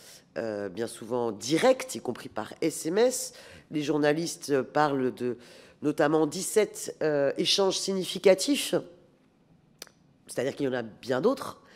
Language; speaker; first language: French; native; French